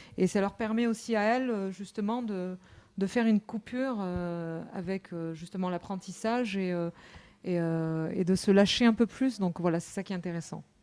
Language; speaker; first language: French; native; French